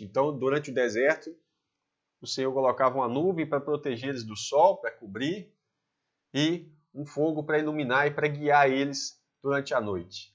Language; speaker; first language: Portuguese; native; Portuguese